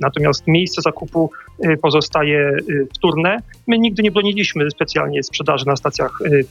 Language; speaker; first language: Polish; native; Polish